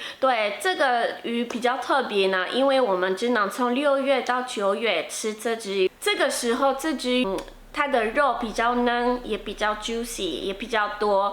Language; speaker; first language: Chinese; non-native, fluent; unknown